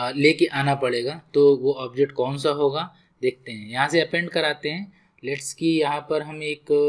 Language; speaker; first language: Hindi; native; Hindi